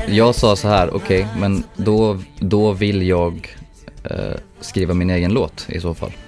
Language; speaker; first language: Swedish; native; Swedish